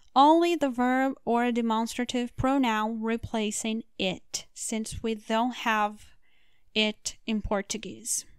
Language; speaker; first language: English; non-native, learner; Portuguese